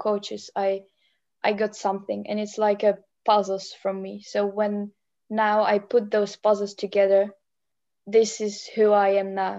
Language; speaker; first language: English; non-native, fluent; Czech